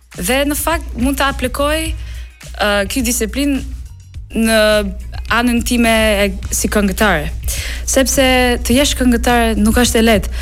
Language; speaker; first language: Albanian; non-native, learner; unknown